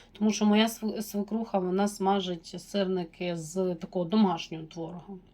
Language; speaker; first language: Ukrainian; native; Ukrainian